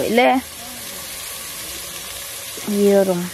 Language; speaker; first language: Turkish; non-native, fluent; Portuguese